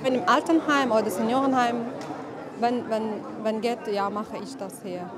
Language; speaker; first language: German; non-native, learner; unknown